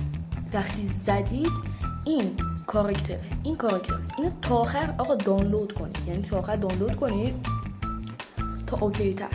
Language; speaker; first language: Persian; native; Persian